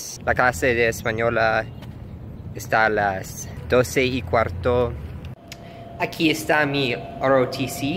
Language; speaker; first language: Spanish; non-native, learner; English